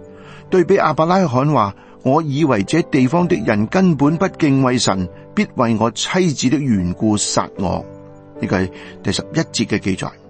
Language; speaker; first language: Chinese; non-native, local second language; Cantonese